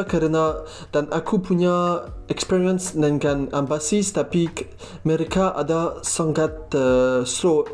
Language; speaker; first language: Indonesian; non-native, learner; French